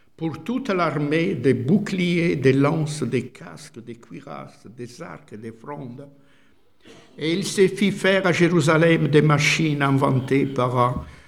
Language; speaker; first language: French; non-native, fluent; Italian